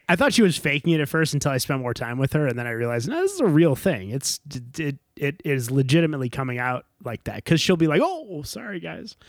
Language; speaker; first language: English; native; English